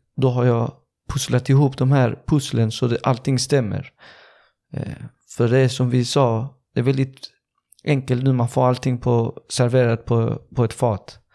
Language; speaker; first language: Swedish; early bilingual, other home language; Persian